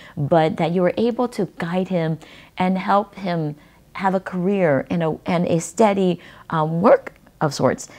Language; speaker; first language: English; early bilingual, other home language; Vietnamese